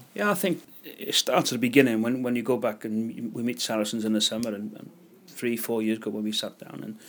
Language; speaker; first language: English; native; English